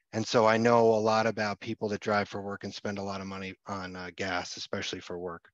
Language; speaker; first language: English; native; English